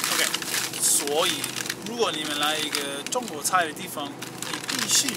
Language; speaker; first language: Chinese; non-native, learner; English